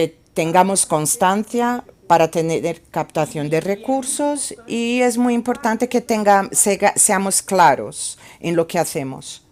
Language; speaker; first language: Spanish; non-native, fluent; Portuguese